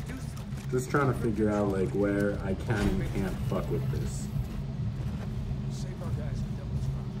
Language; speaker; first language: English; native; English